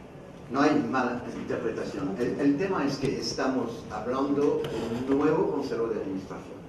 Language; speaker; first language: Spanish; non-native, fluent; French